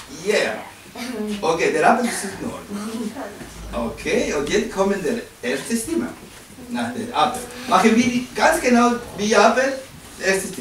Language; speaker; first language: German; non-native, learner; Spanish